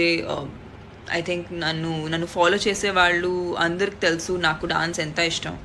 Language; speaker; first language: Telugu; non-native, fluent; Hindi